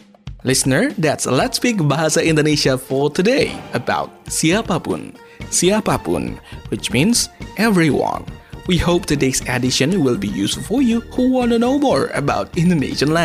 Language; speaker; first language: English; non-native, local second language; Indonesian